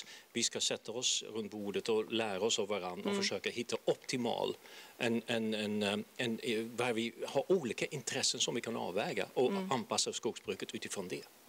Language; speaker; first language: Swedish; non-native, fluent; Dutch